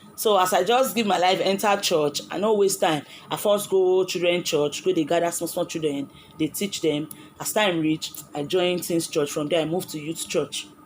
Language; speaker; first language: Nigerian Pidgin; non-native, local second language; Yoruba